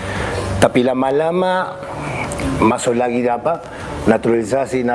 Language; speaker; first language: Indonesian; non-native, local second language; Spanish